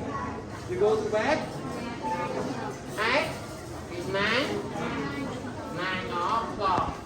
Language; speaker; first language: English; non-native, learner; Khmer